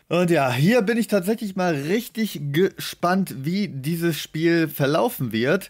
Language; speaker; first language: German; native; German